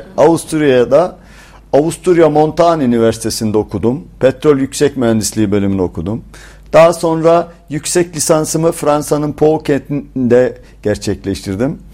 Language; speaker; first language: Turkish; native; Turkish